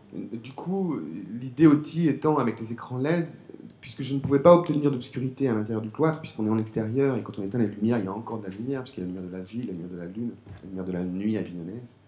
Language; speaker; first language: French; native; French